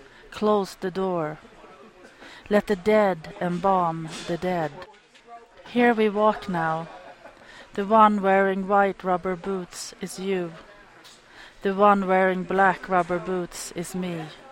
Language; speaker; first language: English; non-native, fluent; Swedish